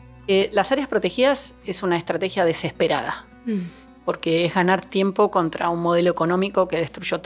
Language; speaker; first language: Spanish; native; Spanish